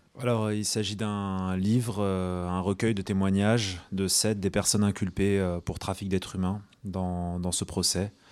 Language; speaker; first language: French; early bilingual, other home language; Arabic